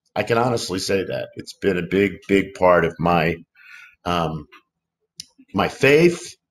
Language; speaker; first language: English; native; English